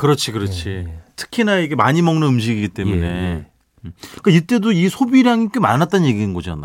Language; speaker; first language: Korean; native; Korean